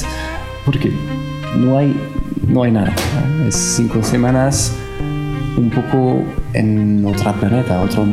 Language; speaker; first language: Spanish; non-native, fluent; French